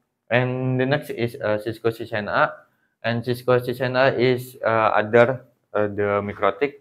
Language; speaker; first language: English; non-native, learner; Indonesian